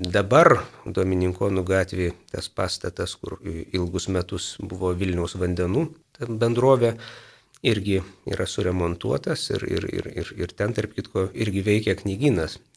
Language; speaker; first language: Lithuanian; native; Lithuanian